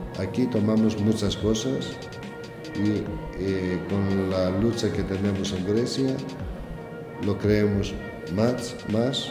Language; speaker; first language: Spanish; non-native, learner; Greek